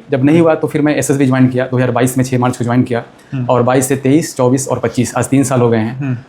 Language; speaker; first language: Hindi; native; Hindi